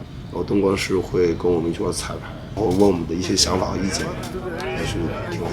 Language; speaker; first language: Chinese; native; Chinese